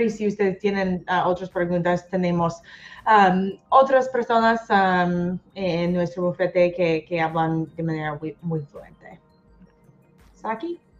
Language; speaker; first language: Spanish; non-native, learner; English